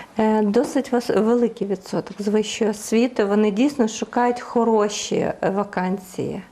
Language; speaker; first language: Ukrainian; native; Ukrainian